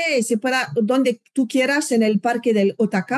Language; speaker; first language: Spanish; non-native, fluent; French